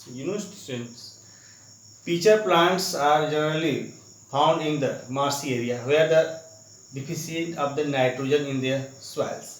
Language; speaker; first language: English; non-native, local second language; Hindi